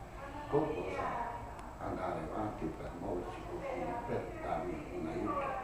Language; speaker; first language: Italian; non-native, learner; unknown